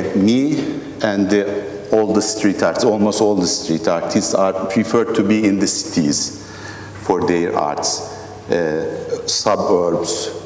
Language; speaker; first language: English; non-native, fluent; Turkish